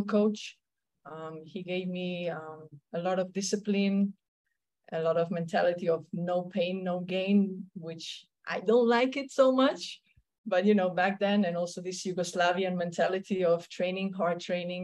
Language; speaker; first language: English; non-native, fluent; Slovenian